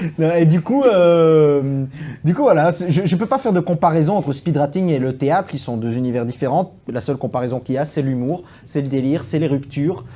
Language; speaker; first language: French; native; French